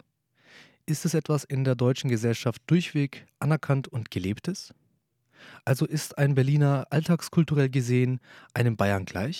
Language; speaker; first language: German; early bilingual, other home language; Turkish